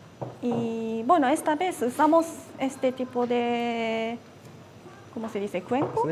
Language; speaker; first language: Spanish; non-native, fluent; Japanese